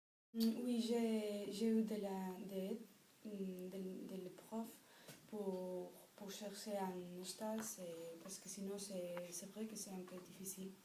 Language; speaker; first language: French; non-native, fluent; Spanish